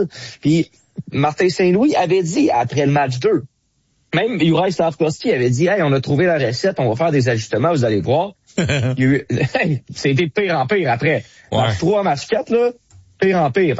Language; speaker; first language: French; native; French